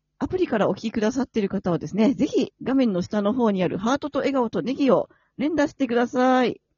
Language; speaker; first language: Japanese; native; Japanese